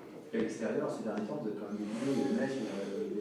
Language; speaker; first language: French; native; French